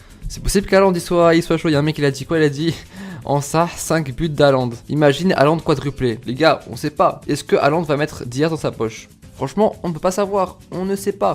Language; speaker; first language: French; native; French